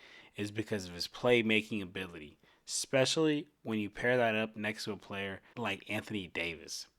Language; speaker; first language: English; native; English